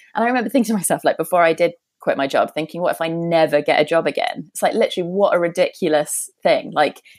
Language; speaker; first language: English; native; English